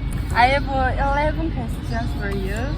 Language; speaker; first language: English; non-native, learner; Korean